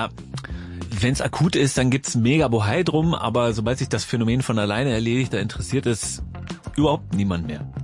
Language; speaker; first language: German; native; German